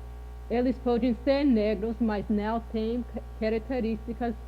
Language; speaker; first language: Portuguese; non-native, fluent; English